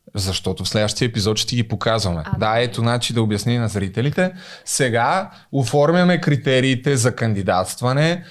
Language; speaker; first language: Bulgarian; native; Bulgarian